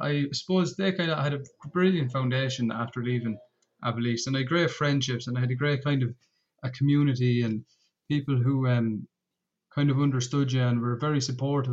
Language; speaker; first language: English; native; English